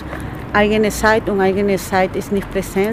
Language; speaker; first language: German; non-native, fluent; Spanish